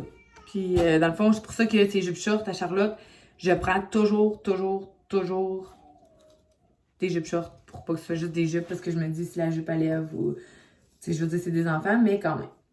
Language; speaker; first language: French; native; French